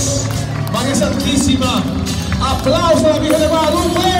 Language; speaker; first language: Spanish; native; Spanish